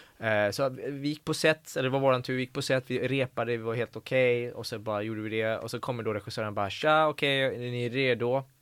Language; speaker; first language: Swedish; early bilingual, other home language; Persian